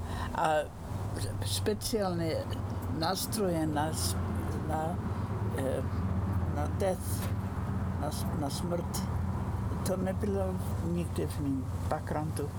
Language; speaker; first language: Czech; non-native, fluent; Icelandic